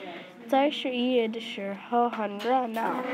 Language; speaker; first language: Chinese; non-native, learner; English